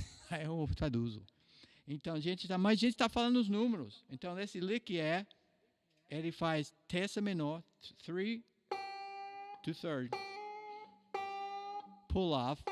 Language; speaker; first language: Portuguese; non-native, fluent; English